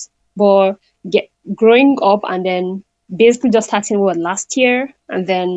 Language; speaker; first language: English; non-native, local second language; Igbo